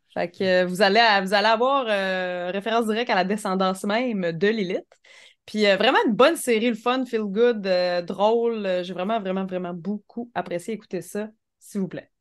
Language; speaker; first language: French; native; French